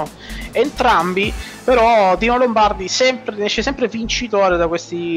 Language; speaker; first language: Italian; native; Italian